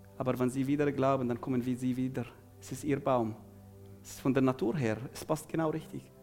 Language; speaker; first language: German; non-native, fluent; Arabic